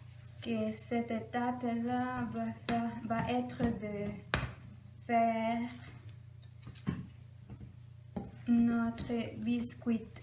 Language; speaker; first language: French; non-native, learner; Spanish